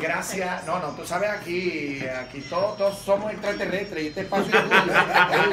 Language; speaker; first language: Spanish; native; Spanish